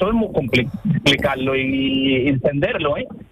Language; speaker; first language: Spanish; non-native, fluent; Arabic